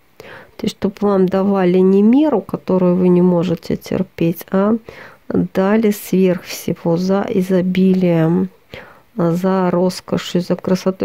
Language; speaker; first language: Russian; native; Russian